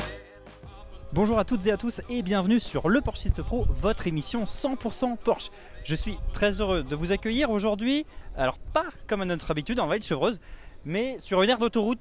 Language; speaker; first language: French; native; French